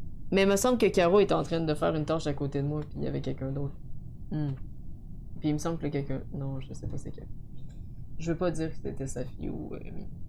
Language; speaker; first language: French; native; French